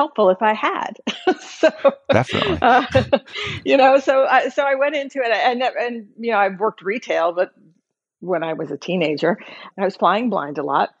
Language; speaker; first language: English; native; English